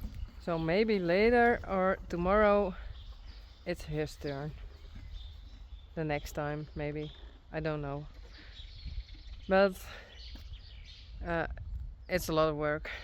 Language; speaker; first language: English; non-native, learner; Western Frisian